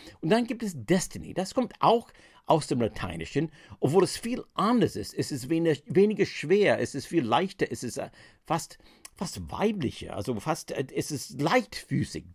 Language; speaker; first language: German; non-native, fluent; English